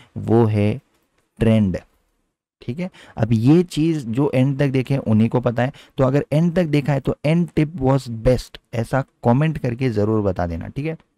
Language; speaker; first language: Hindi; native; Hindi